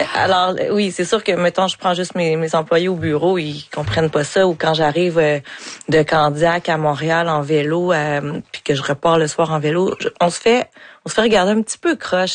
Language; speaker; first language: French; native; French